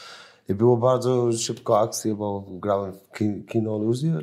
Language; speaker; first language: Polish; non-native, learner; English